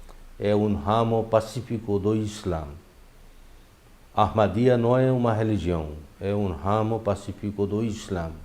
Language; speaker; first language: Portuguese; non-native, fluent; Urdu